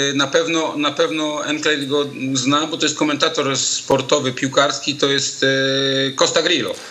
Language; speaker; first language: Polish; native; Polish